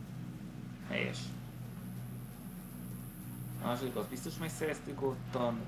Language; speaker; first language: Hungarian; native; Hungarian